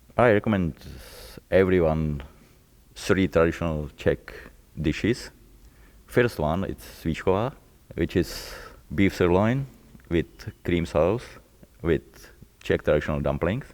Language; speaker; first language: English; non-native, fluent; Czech